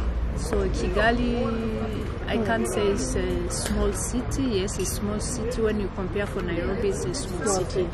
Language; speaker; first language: English; non-native, local second language; Kinyarwanda